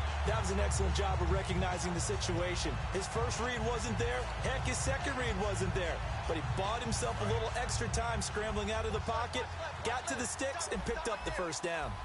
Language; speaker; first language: English; native; English